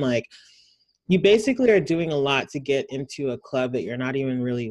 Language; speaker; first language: English; native; English